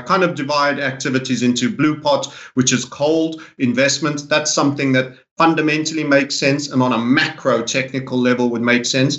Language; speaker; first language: English; native; English